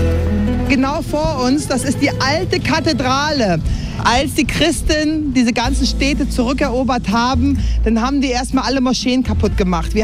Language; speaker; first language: German; native; German